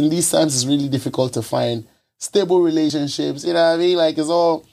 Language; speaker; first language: English; non-native, local second language; Ewe